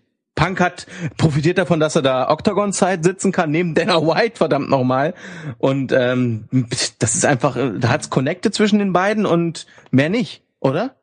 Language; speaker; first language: German; native; German